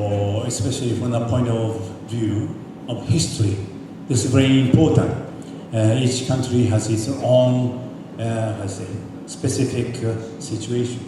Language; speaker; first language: English; non-native, fluent; Japanese